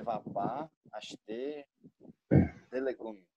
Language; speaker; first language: French; non-native, learner; Portuguese